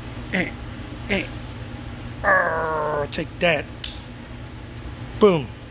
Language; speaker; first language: English; non-native, fluent; Spanish